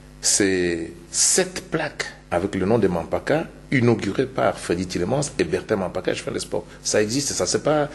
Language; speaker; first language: French; non-native, local second language; Luba-Lulua